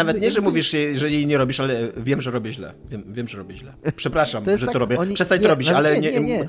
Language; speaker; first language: Polish; native; Polish